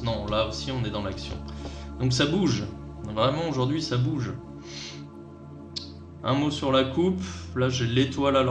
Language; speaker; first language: French; native; French